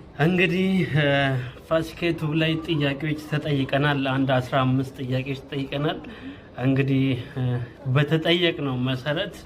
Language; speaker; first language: Amharic; non-native, local second language; Oromo